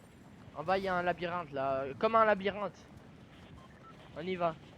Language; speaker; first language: French; native; French